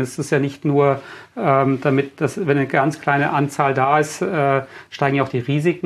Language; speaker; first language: German; native; German